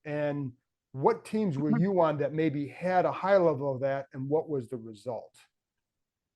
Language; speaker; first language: English; native; English